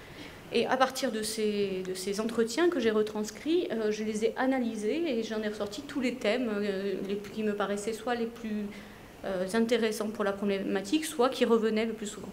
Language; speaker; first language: French; native; French